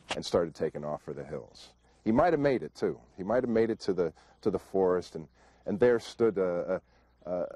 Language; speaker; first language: English; native; English